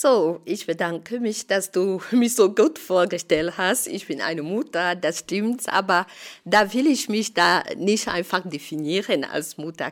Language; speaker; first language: German; non-native, fluent; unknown